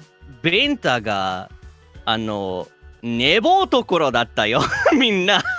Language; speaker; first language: Japanese; non-native, fluent; English